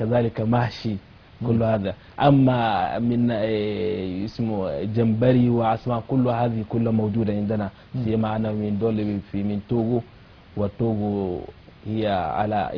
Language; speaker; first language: Arabic; non-native, fluent; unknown